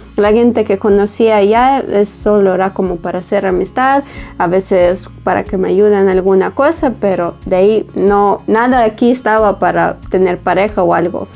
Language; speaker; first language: Spanish; non-native, fluent; Ukrainian